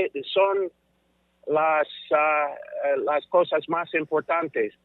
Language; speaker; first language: Spanish; non-native, fluent; English